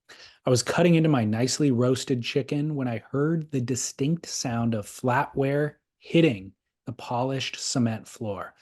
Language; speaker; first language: English; native; English